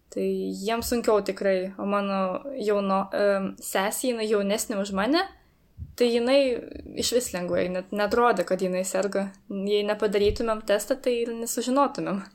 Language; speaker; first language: Lithuanian; native; Lithuanian